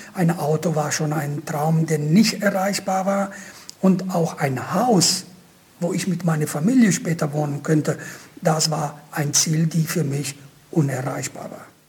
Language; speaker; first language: German; non-native, fluent; Italian